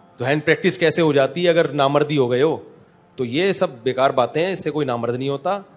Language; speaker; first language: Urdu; native; Urdu